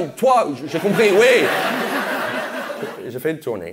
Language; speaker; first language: French; non-native, fluent; English